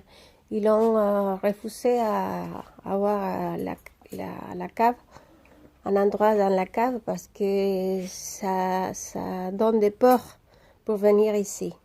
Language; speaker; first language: French; non-native, learner; Spanish